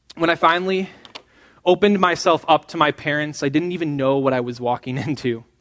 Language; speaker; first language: English; native; English